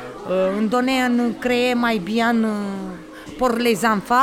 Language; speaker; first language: French; non-native, learner; Romanian